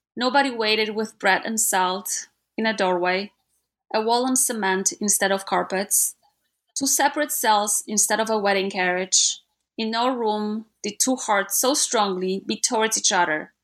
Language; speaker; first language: English; non-native, fluent; Polish